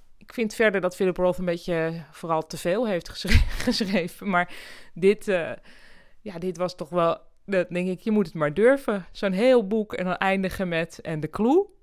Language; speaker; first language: Dutch; native; Dutch